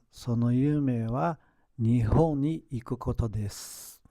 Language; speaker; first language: Japanese; non-native, fluent; Portuguese